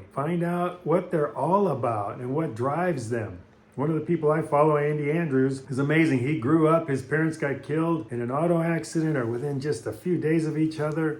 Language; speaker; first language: English; native; English